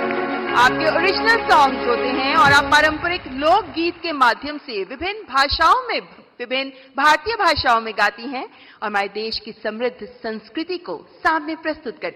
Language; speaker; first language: Hindi; native; Hindi